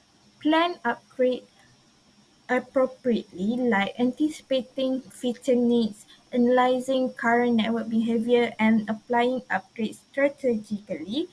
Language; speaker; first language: English; non-native, local second language; Malay